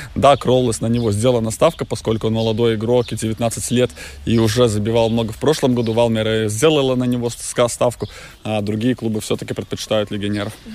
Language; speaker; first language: Russian; non-native, local second language; Latvian